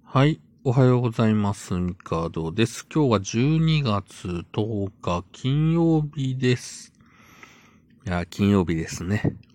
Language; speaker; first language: Japanese; native; Japanese